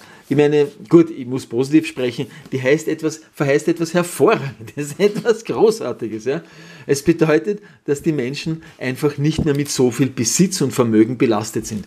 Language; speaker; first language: German; native; German